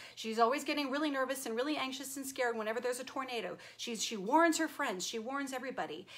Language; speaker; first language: English; native; English